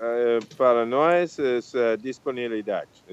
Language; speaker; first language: Portuguese; non-native, fluent; English